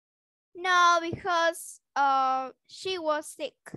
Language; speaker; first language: English; non-native, learner; Vietnamese